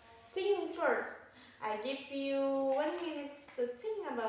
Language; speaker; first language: English; non-native, learner; Indonesian